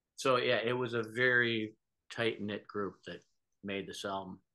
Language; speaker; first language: English; native; English